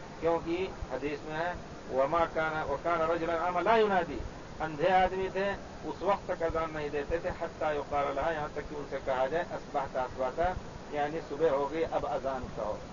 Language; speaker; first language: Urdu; native; Urdu